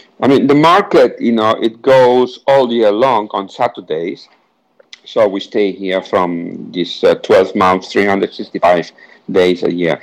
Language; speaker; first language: English; non-native, fluent; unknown